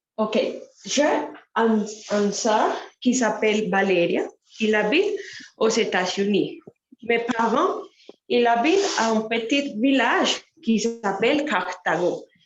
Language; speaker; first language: French; non-native, learner; Spanish